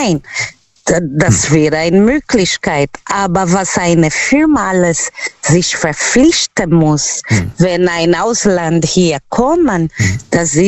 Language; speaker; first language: German; non-native, learner; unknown